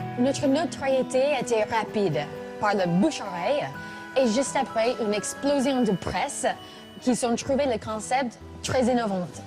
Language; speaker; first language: French; non-native, fluent; English